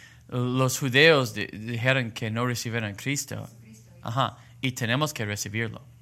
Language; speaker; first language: Spanish; non-native, learner; English